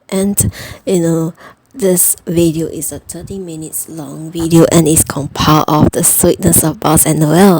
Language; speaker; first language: English; non-native, fluent; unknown